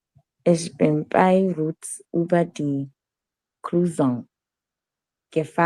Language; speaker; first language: German; non-native, learner; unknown